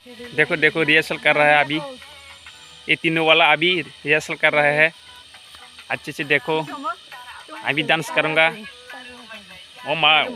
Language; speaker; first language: Hindi; non-native, local second language; Kok Borok